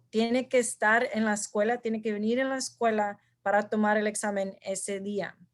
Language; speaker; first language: Spanish; early bilingual, heritage; Spanish